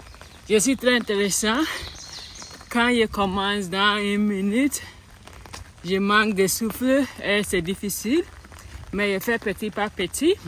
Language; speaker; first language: French; non-native, learner; English